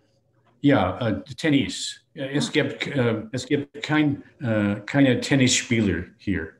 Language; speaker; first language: German; non-native, learner; English